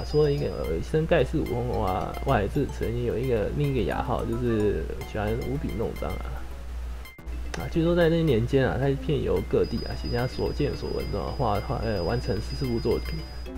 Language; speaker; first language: Chinese; native; Chinese